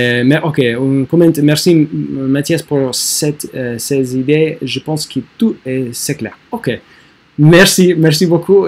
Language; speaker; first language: French; non-native, learner; English